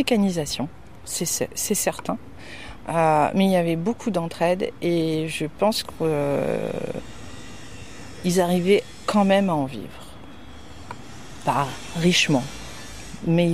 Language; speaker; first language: French; native; French